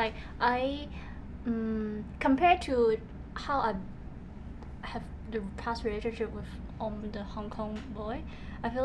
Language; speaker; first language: English; non-native, local second language; Cantonese